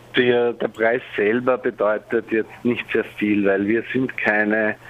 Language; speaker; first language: German; native; German